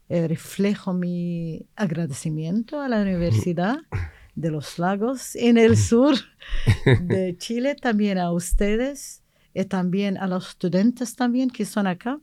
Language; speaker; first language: Spanish; non-native, learner; Arabic